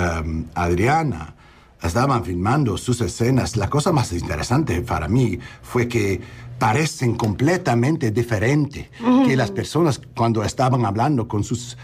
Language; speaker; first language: Spanish; non-native, learner; English